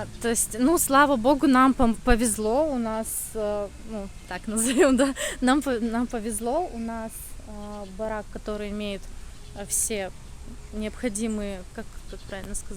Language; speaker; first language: Russian; native; Russian